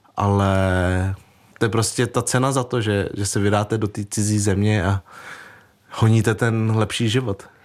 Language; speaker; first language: Czech; early bilingual, other home language; Vietnamese